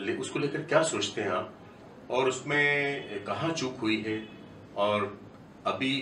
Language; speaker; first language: Hindi; native; Hindi